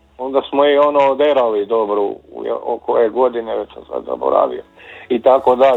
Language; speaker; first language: Serbian; native; Serbian